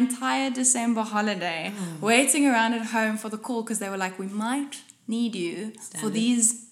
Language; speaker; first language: English; non-native, local second language; Afrikaans